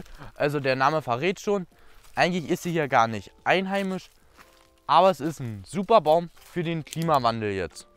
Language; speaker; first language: German; native; German